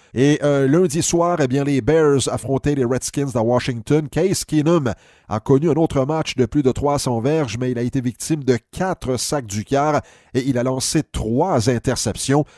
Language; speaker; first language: French; native; French